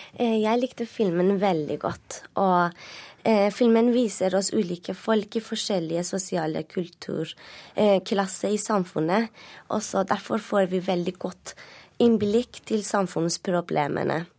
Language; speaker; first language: Norwegian; non-native, fluent; Persian